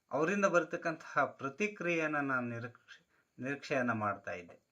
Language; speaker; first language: Kannada; native; Kannada